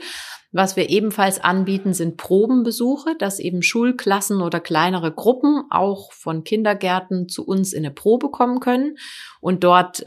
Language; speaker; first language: German; native; German